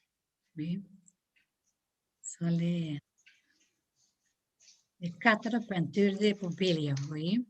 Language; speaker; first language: French; non-native, learner; Spanish